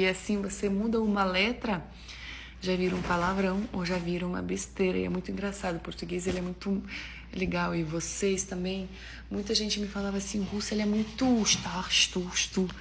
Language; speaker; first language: Portuguese; non-native, fluent; Russian